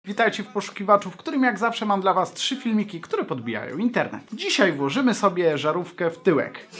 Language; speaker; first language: Polish; native; Polish